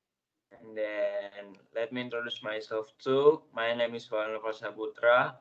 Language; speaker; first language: English; non-native, learner; Indonesian